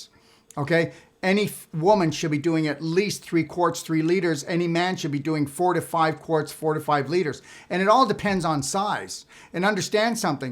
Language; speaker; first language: English; native; English